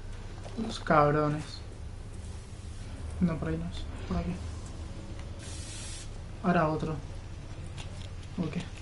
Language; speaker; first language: Spanish; native; Spanish